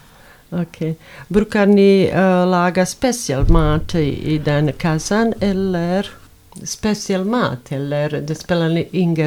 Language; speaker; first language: Swedish; non-native, fluent; Bosnian